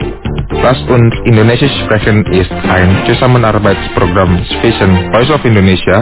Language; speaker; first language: German; non-native, fluent; Indonesian